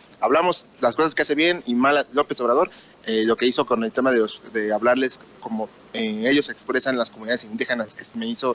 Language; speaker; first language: Spanish; native; Spanish